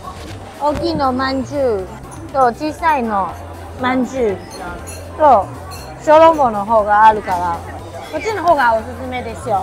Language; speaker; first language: Japanese; non-native, fluent; Chinese